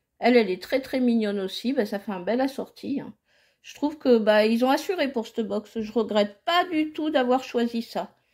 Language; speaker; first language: French; native; French